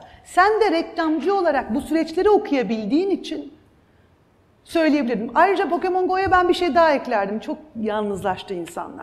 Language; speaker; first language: Turkish; native; Turkish